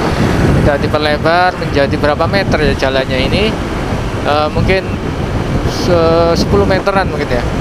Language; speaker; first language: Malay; non-native, local second language; Javanese